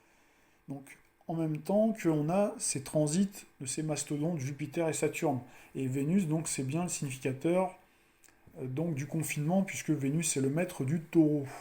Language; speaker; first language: French; native; French